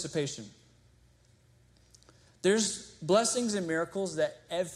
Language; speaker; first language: English; native; English